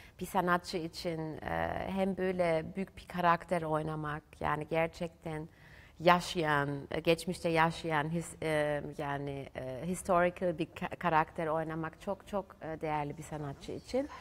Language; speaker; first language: Turkish; early bilingual, heritage; German